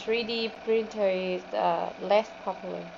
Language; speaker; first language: English; non-native, learner; Vietnamese